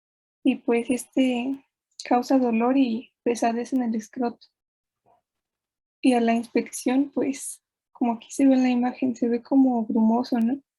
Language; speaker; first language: Spanish; native; Spanish